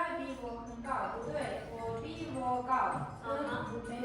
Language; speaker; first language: Chinese; non-native, learner; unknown